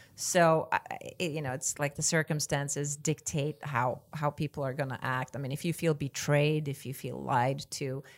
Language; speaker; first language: English; non-native, fluent; Swedish